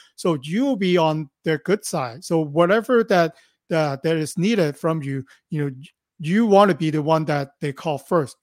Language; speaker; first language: English; non-native, local second language; Cantonese